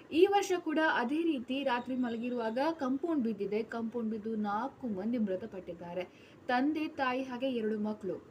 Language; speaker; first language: Kannada; non-native, local second language; Tulu